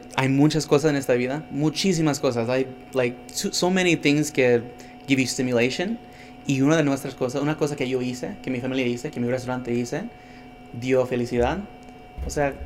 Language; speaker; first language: Spanish; early bilingual, heritage; Spanish